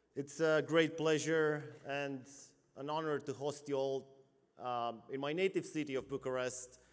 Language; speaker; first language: English; non-native, fluent; Romanian